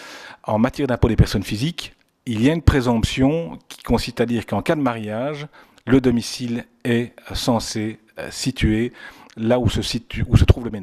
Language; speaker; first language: French; native; French